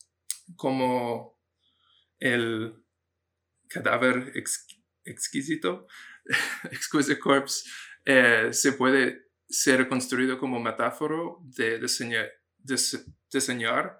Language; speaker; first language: Spanish; non-native, fluent; English